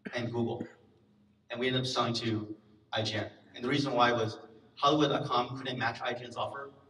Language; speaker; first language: English; native; English